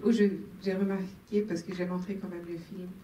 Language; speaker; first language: French; non-native, local second language; Swedish